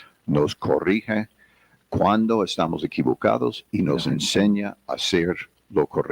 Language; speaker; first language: Spanish; non-native, fluent; English